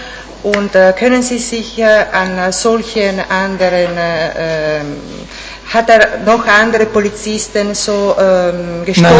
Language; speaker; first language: German; non-native, fluent; Italian